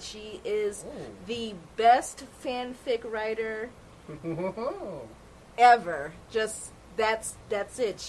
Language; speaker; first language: English; native; English